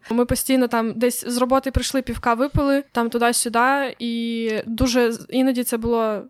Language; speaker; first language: Ukrainian; native; Ukrainian